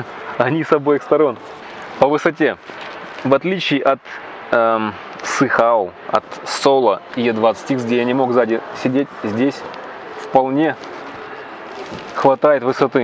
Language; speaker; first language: Russian; native; Russian